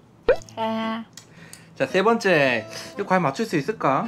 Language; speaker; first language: Korean; native; Korean